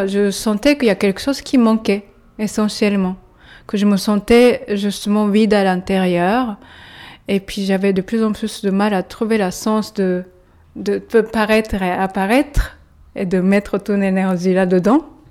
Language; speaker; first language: French; non-native, fluent; Japanese